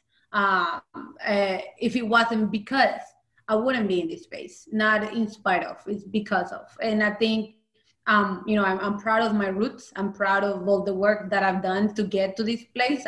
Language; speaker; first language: English; early bilingual, other home language; Spanish